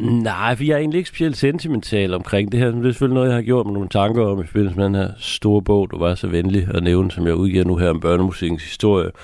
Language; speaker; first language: Danish; native; Danish